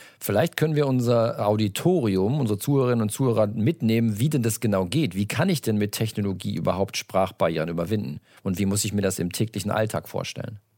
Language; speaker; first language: German; native; German